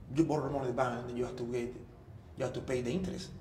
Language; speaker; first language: English; non-native, learner; Spanish